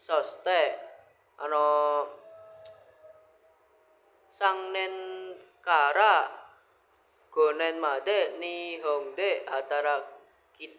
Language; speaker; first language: Japanese; non-native, learner; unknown